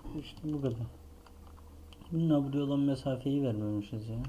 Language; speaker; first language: Turkish; native; Turkish